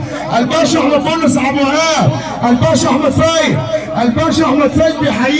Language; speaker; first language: Arabic; native; Arabic